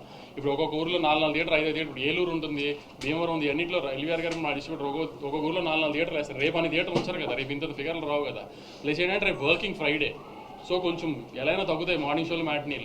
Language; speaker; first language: Telugu; native; Telugu